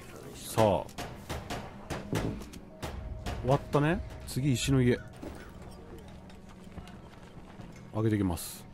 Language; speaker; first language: Japanese; native; Japanese